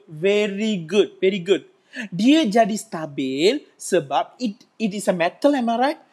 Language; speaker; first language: English; non-native, local second language; Malay